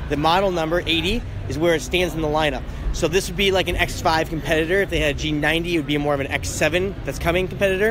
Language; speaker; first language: English; native; English